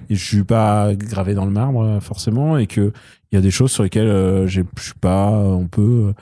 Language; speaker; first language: French; early bilingual, other home language; Russian